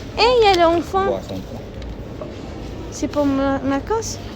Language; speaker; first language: French; non-native, learner; Filipino